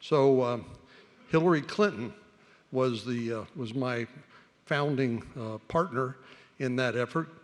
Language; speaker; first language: English; native; English